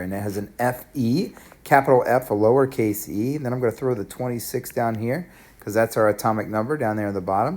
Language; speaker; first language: English; native; English